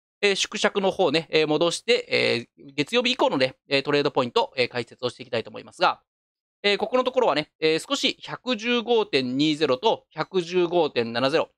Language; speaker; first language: Japanese; native; Japanese